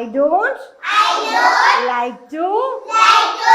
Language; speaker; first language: English; non-native, fluent; Tamil